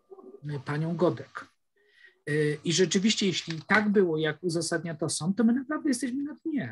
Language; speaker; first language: Polish; native; Polish